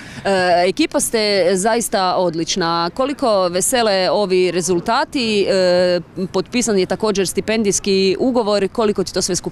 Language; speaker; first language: Serbian; native; Serbian